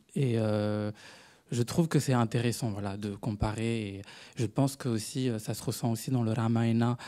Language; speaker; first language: French; non-native, fluent; Tamil